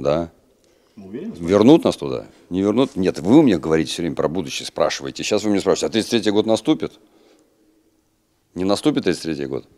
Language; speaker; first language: Russian; native; Russian